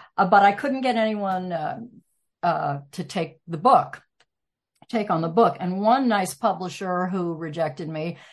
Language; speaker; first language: English; native; English